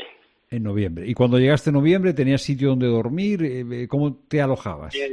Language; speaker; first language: Spanish; native; Spanish